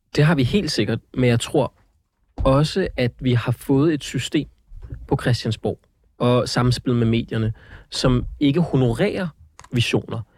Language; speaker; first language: Danish; early bilingual, other home language; Central Kurdish